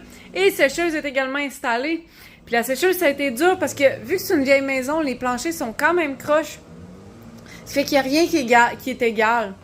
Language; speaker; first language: French; native; French